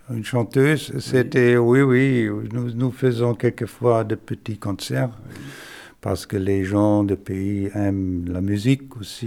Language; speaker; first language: French; non-native, fluent; German